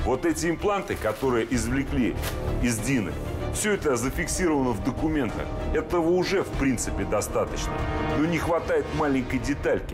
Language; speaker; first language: Russian; native; Russian